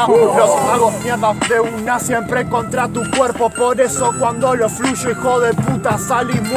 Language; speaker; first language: Spanish; native; Spanish